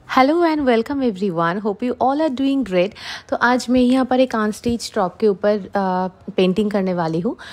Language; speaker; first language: Hindi; non-native, local second language; Bangla